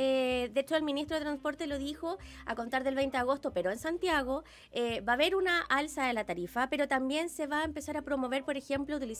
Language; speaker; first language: Spanish; native; Spanish